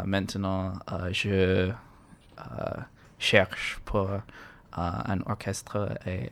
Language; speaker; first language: French; non-native, learner; English